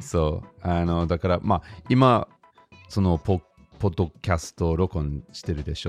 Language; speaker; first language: Japanese; non-native, fluent; English